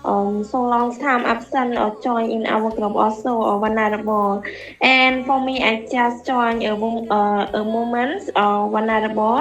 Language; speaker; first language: English; non-native, learner; Khmer